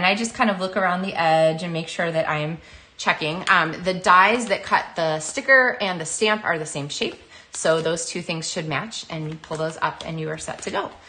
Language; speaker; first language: English; native; English